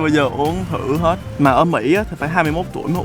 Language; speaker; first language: Vietnamese; native; Vietnamese